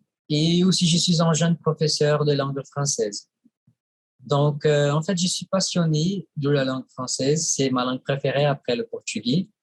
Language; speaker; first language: French; non-native, fluent; Portuguese